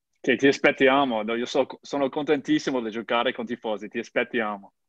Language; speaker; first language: Italian; non-native, learner; English